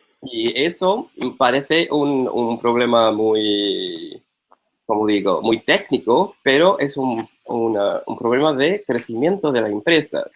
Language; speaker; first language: Spanish; non-native, fluent; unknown